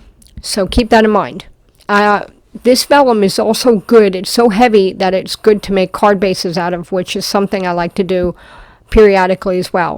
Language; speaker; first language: English; native; English